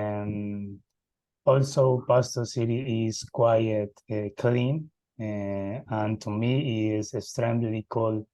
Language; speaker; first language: English; non-native, learner; Spanish